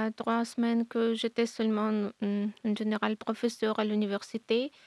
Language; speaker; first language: French; non-native, learner; Ukrainian